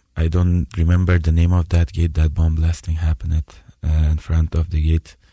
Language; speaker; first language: English; non-native, fluent; Persian